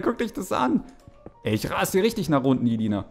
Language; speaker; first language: German; native; German